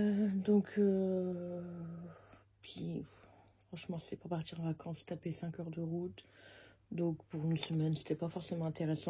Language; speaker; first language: French; native; French